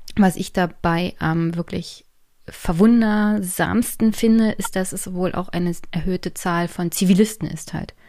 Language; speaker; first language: German; native; German